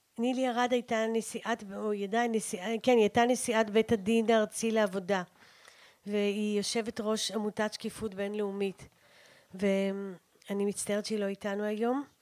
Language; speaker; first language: Hebrew; native; Hebrew